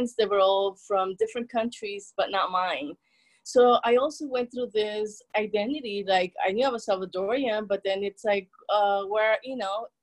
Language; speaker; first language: English; non-native, fluent; Spanish